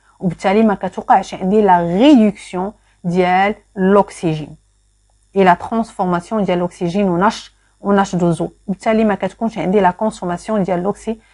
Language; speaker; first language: French; non-native, local second language; Arabic